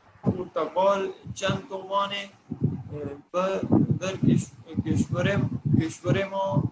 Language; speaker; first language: Persian; non-native, learner; Urdu